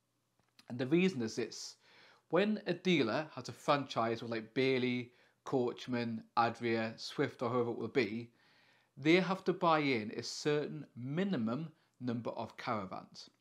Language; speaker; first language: English; native; English